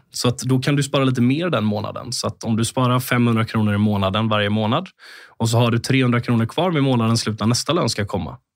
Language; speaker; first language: Swedish; native; Swedish